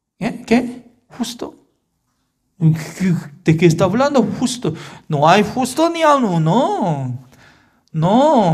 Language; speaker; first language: Spanish; non-native, fluent; Korean